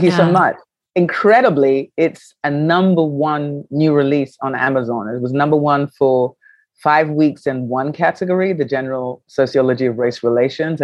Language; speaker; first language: English; native; English